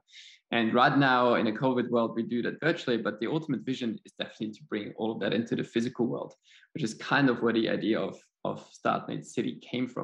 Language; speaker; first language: English; non-native, fluent; German